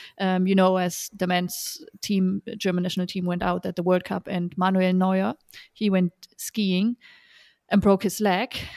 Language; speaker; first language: English; non-native, fluent; German